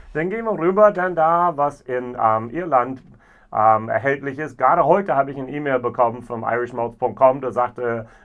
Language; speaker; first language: German; non-native, fluent; English